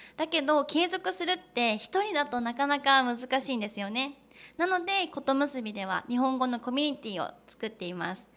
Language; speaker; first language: Japanese; native; Japanese